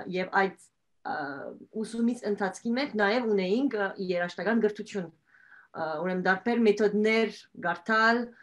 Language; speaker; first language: Armenian; early bilingual, heritage; Armenian